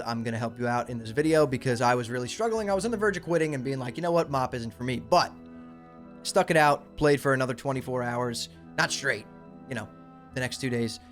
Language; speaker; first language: English; native; English